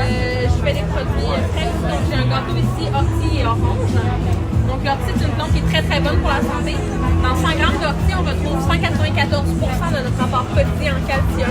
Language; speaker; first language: French; native; French